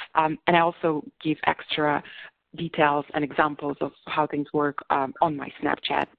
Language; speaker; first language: English; non-native, fluent; Russian